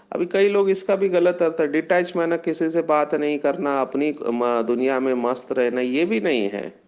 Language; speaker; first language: Hindi; non-native, local second language; Marathi